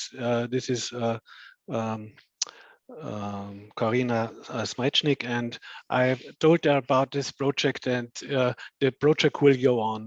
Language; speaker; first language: English; non-native, fluent; German